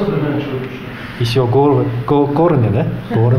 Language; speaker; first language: Russian; non-native, learner; Chinese